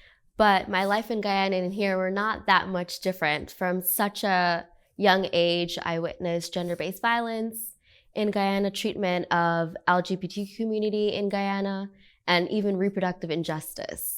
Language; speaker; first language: English; early bilingual, other home language; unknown